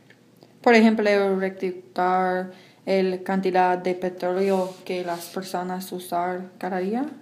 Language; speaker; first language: Spanish; non-native, learner; English